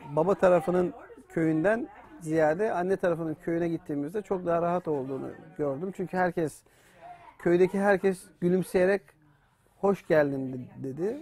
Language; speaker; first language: Turkish; native; Turkish